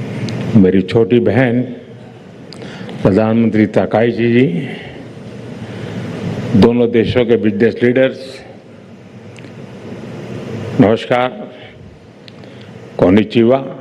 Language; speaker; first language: Hindi; non-native, local second language; Gujarati